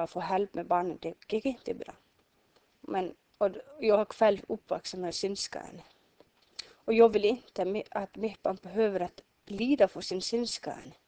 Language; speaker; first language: Swedish; non-native, learner; Icelandic